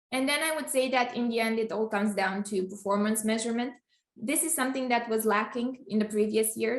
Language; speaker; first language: English; non-native, fluent; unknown